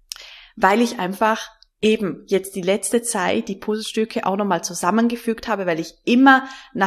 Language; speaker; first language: German; native; German